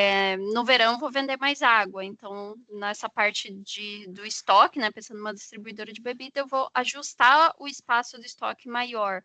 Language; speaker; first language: Portuguese; native; Portuguese